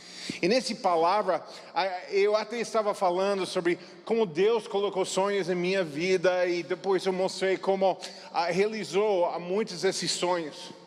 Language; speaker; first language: Portuguese; non-native, fluent; English